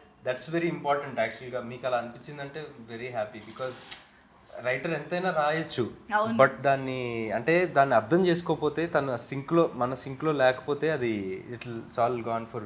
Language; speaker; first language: Telugu; native; Telugu